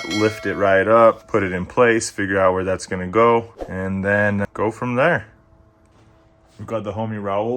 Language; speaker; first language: English; native; English